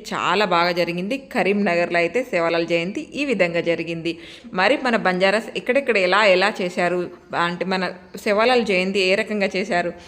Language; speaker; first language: Telugu; non-native, local second language; Lambadi